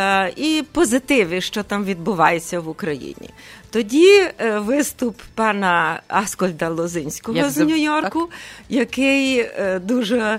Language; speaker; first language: Ukrainian; early bilingual, heritage; Ukrainian